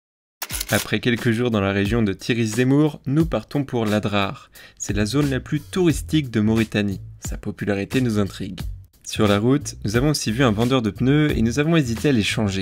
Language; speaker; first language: French; native; French